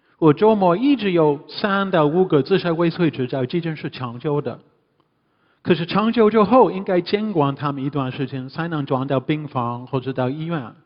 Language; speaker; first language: Chinese; non-native, fluent; English